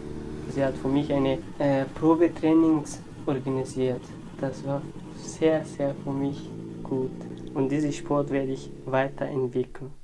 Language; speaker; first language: German; non-native, learner; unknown